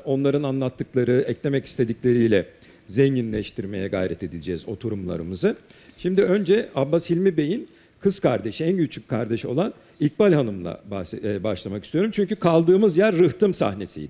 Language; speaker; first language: Turkish; native; Turkish